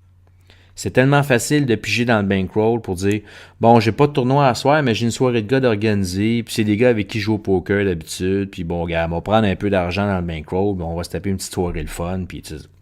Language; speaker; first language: French; native; French